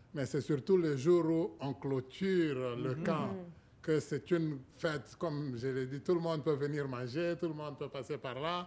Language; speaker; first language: French; non-native, local second language; Swahili